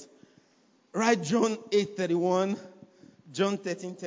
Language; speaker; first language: English; non-native, local second language; Yoruba